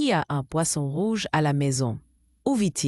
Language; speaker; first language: French; non-native, learner; Arabic